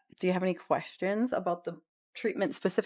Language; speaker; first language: English; native; English